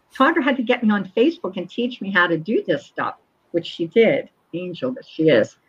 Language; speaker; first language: English; native; English